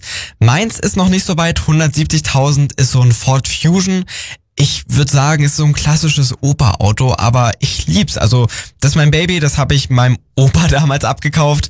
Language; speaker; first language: German; native; German